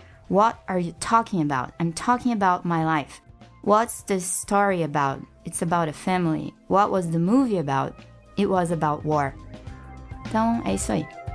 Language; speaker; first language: English; non-native, fluent; Portuguese